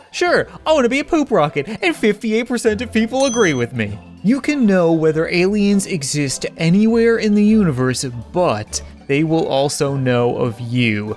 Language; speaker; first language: English; native; English